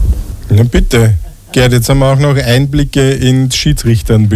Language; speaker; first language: German; native; German